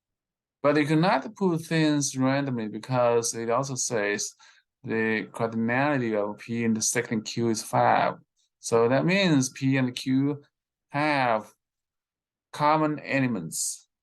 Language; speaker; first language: English; non-native, fluent; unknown